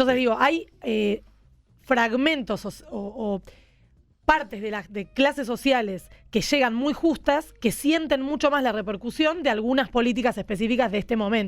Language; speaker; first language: Spanish; native; Spanish